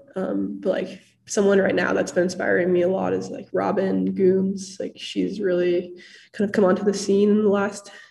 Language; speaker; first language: English; native; English